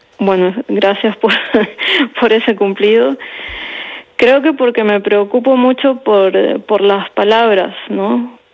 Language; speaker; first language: Spanish; native; Spanish